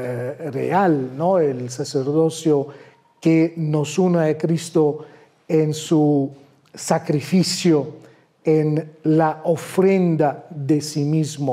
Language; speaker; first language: Spanish; non-native, fluent; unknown